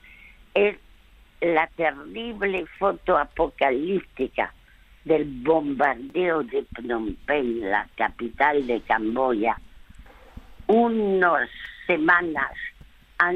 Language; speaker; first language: Spanish; early bilingual, other home language; French